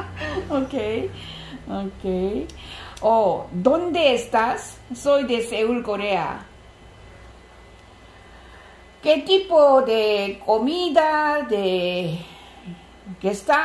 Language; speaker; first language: Spanish; non-native, learner; Korean